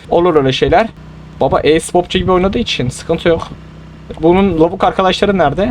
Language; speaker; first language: Turkish; native; Turkish